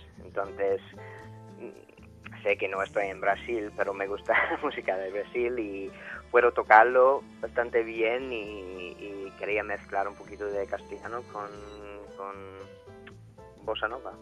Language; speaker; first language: Spanish; non-native, fluent; English